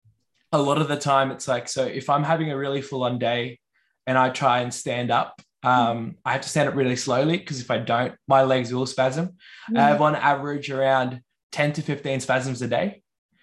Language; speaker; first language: English; native; English